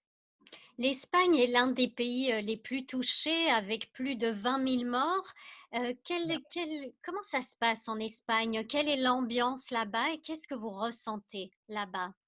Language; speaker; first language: French; native; French